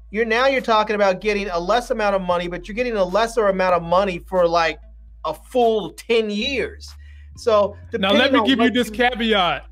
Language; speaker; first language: English; native; English